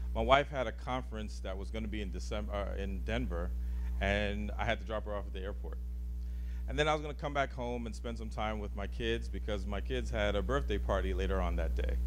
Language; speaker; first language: English; native; English